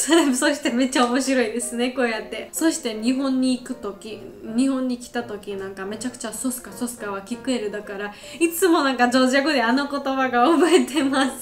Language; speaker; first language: Japanese; non-native, learner; Georgian